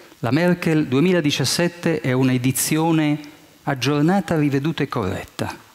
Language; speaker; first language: Italian; early bilingual, heritage; Italian